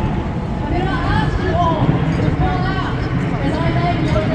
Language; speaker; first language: English; native; English